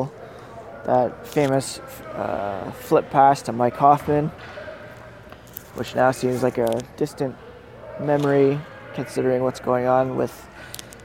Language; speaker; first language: English; native; English